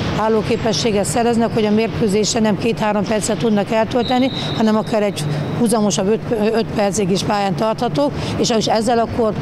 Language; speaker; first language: Hungarian; native; Hungarian